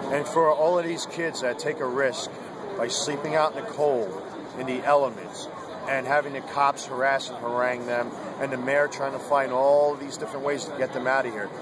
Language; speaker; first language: English; native; English